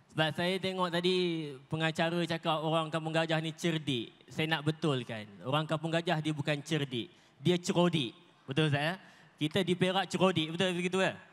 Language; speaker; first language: Malay; native; Malay